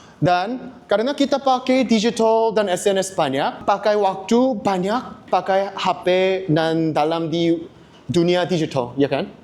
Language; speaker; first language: Indonesian; non-native, learner; Korean